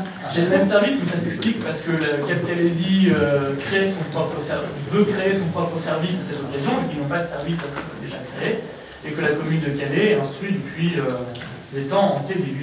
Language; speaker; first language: French; native; French